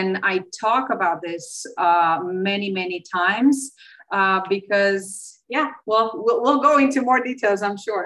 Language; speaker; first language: English; non-native, fluent; Slovenian